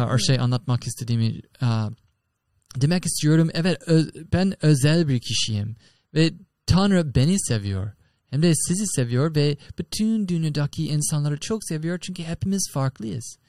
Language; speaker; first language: Turkish; non-native, learner; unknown